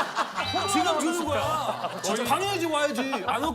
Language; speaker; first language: Korean; non-native, learner; French